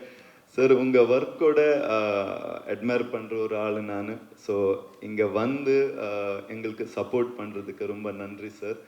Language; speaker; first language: Tamil; non-native, learner; Kannada